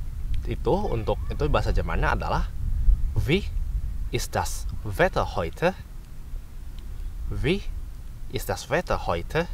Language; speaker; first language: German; non-native, fluent; Indonesian